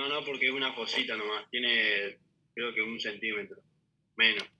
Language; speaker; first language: Spanish; native; Spanish